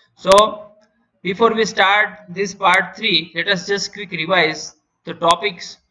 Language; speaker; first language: English; non-native, local second language; Gujarati